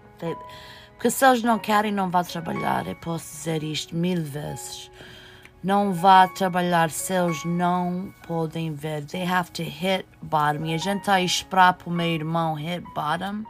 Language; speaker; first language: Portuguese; early bilingual, heritage; Portuguese